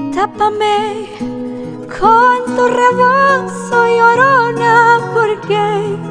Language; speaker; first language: German; non-native, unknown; Spanish